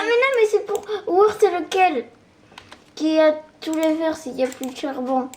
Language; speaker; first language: French; native; French